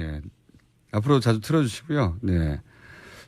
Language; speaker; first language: Korean; native; Korean